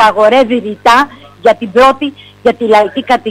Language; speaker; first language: Greek; native; Greek